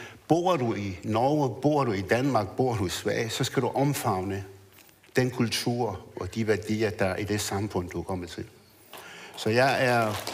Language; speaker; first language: Danish; early bilingual, other home language; Arabic